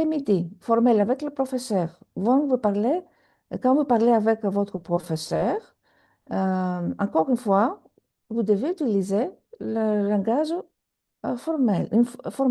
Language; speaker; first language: French; non-native, fluent; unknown